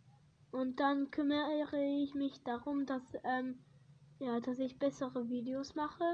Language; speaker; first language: German; early bilingual, other home language; Hungarian